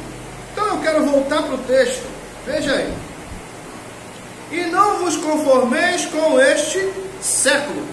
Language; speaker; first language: Portuguese; native; Portuguese